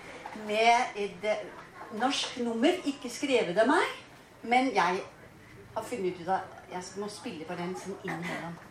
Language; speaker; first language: Norwegian; early bilingual, heritage; Norwegian